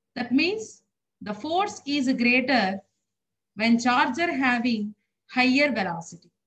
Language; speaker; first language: English; non-native, local second language; Telugu